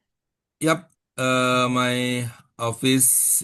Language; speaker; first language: English; non-native, learner; Indonesian